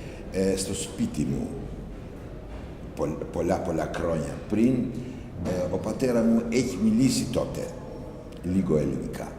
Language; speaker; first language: Greek; non-native, learner; Albanian